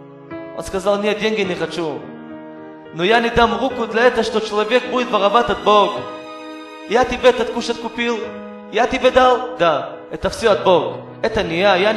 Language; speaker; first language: Russian; non-native, learner; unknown